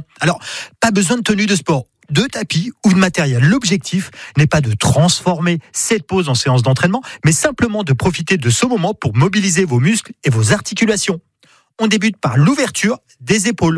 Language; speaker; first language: French; native; French